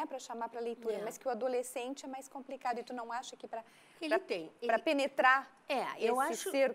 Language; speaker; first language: Portuguese; native; Portuguese